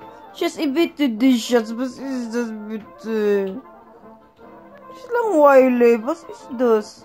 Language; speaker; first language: German; non-native, learner; Filipino